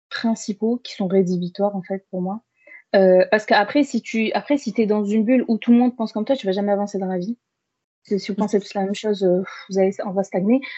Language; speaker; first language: French; early bilingual, other home language; Arabic